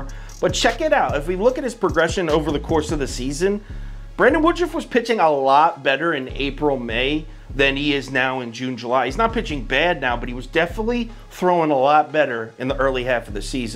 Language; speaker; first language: English; native; English